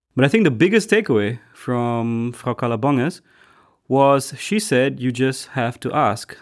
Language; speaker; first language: English; non-native, local second language; Tamil